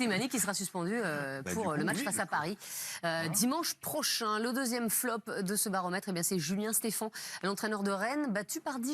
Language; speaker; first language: French; native; French